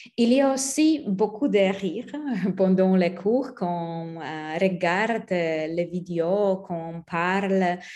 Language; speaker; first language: French; non-native, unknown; Polish